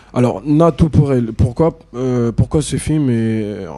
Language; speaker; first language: French; native; French